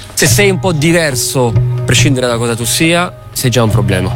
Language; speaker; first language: Italian; early bilingual, other home language; Arabic